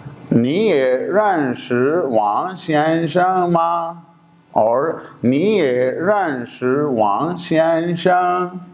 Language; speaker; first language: Chinese; non-native, fluent; Urdu